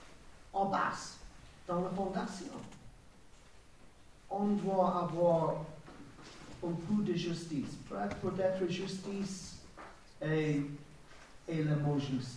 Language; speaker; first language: French; non-native, learner; English